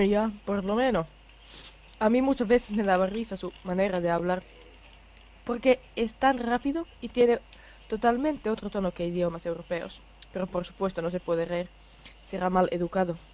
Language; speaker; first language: Spanish; non-native, fluent; Finnish